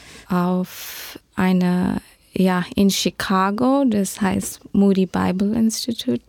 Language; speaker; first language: German; early bilingual, heritage; German